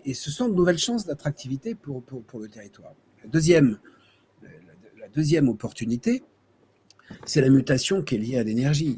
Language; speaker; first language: French; native; French